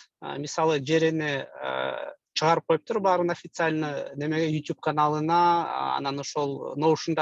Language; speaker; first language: Kyrgyz; native; Kyrgyz